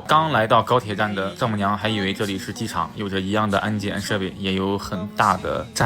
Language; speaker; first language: Chinese; native; Chinese